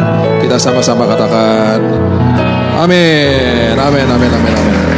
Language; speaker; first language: Indonesian; native; Indonesian